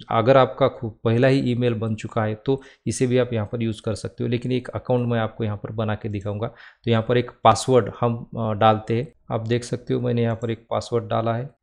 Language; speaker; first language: Hindi; non-native, local second language; Marathi